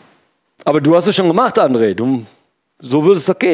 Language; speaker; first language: German; native; German